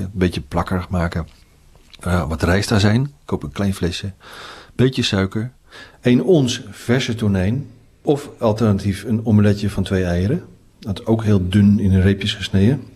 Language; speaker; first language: Dutch; native; Dutch